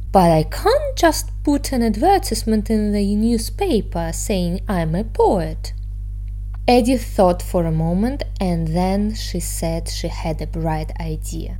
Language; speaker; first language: English; non-native, fluent; Russian